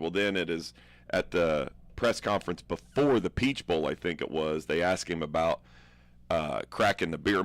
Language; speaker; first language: English; native; English